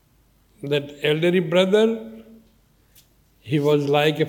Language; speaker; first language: English; non-native, learner; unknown